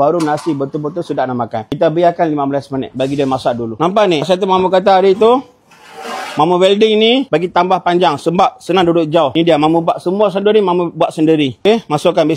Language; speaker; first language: Malay; native; Malay